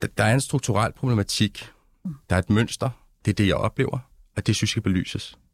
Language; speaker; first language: Danish; early bilingual, other home language; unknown